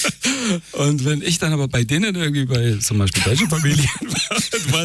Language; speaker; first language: German; early bilingual, other home language; Persian